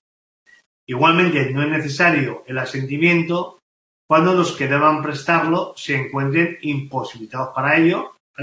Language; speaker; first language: Spanish; native; Spanish